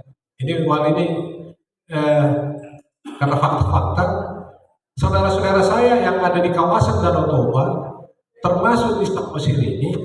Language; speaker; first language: Indonesian; native; Indonesian